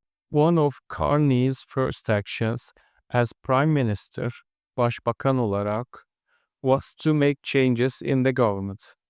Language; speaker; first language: English; non-native, fluent; Turkish